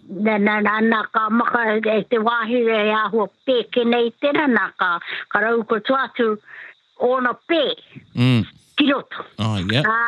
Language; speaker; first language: Māori; native; Māori